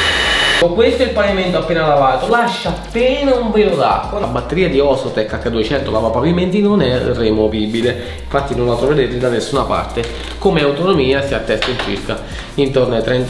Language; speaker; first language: Italian; native; Italian